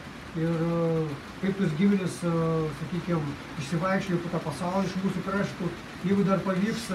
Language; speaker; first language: Lithuanian; native; Lithuanian